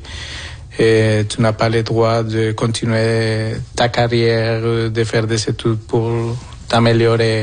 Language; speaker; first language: French; non-native, fluent; Spanish